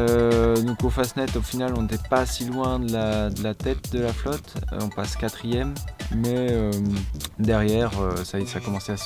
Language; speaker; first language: French; native; French